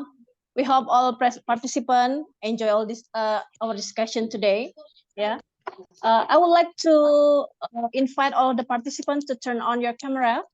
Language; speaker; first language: English; non-native, fluent; Indonesian